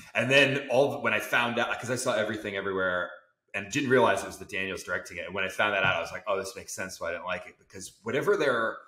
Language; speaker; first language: English; native; English